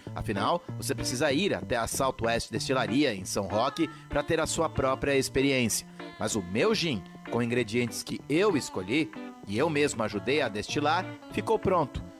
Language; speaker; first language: Portuguese; native; Portuguese